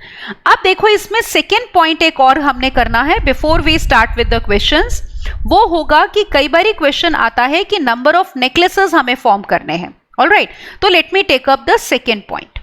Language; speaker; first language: Hindi; native; Hindi